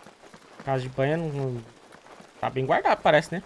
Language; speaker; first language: Portuguese; native; Portuguese